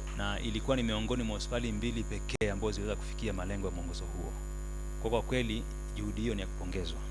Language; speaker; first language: Swahili; native; Swahili